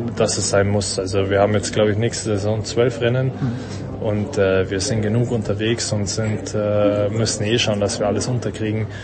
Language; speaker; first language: German; native; German